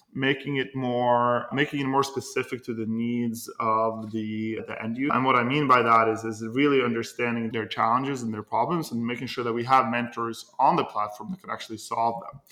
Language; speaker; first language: English; non-native, fluent; Norwegian